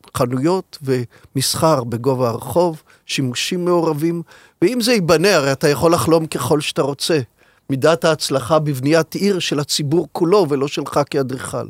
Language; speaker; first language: Hebrew; native; Hebrew